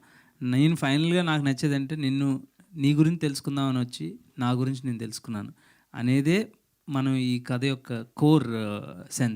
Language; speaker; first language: Telugu; native; Telugu